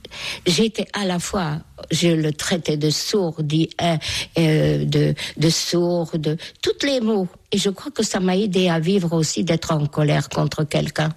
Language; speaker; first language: French; non-native, fluent; Hungarian